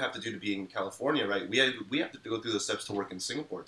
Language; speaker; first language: English; native; English